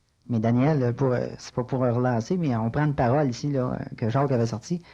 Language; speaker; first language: French; native; French